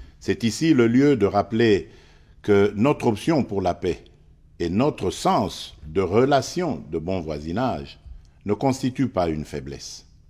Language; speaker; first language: French; non-native, local second language; Luba-Lulua